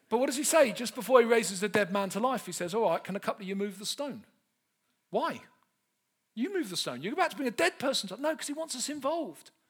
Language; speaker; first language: English; native; English